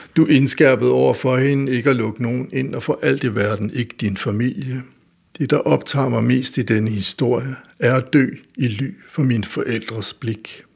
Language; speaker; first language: Danish; native; Danish